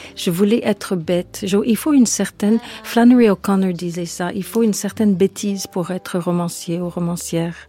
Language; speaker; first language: French; non-native, fluent; English